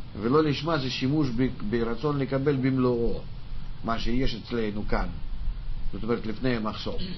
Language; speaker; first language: Hebrew; non-native, fluent; Russian